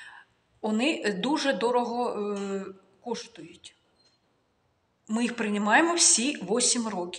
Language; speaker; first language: Ukrainian; non-native, local second language; Russian